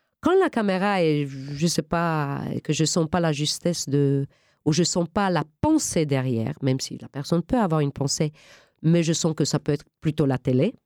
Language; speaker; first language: French; non-native, fluent; Romanian